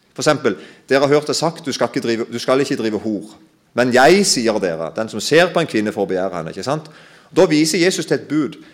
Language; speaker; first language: Norwegian; native; Norwegian